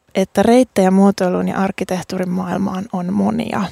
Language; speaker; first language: Finnish; native; Finnish